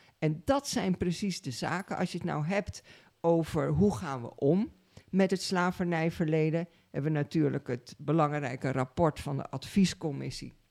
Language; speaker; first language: Dutch; native; Dutch